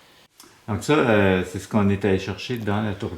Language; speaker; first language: French; native; French